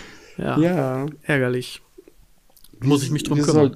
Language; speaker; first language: German; native; German